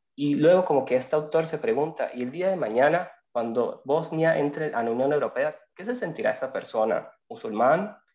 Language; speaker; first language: Spanish; native; Spanish